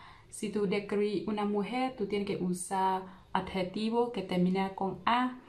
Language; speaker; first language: Spanish; non-native, learner; Vietnamese